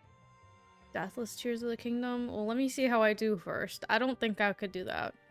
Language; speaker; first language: English; native; English